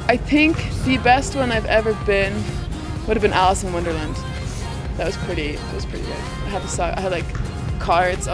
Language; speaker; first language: English; native; English